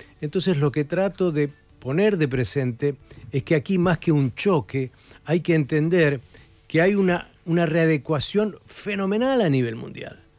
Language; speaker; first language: Spanish; native; Spanish